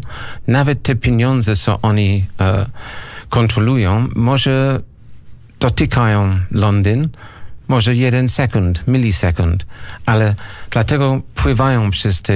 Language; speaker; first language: Polish; non-native, learner; English